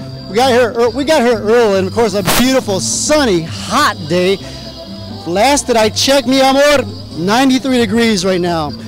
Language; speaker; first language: English; early bilingual, other home language; Spanish